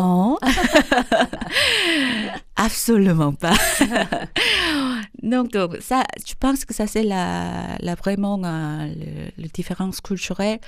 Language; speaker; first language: French; non-native, fluent; Korean